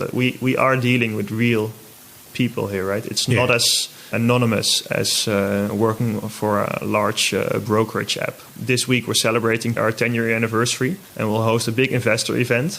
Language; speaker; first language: English; non-native, fluent; Dutch